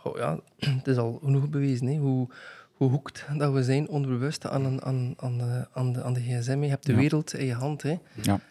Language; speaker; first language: Dutch; native; Dutch